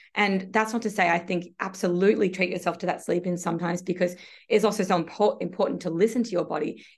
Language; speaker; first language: English; native; English